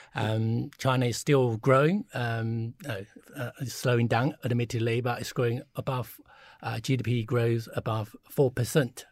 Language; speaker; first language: English; early bilingual, other home language; Chinese